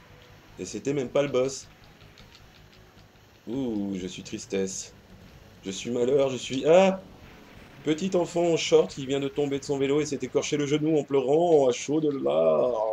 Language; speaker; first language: French; native; French